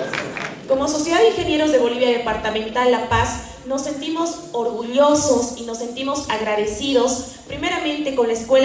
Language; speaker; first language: Spanish; native; Spanish